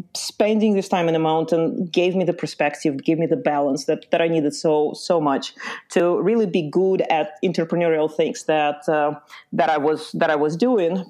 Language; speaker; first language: English; early bilingual, other home language; Lithuanian